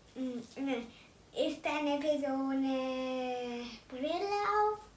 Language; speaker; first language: German; early bilingual, heritage; Thai